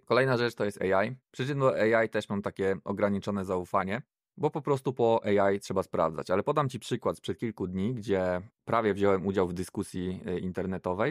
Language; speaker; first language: Polish; native; Polish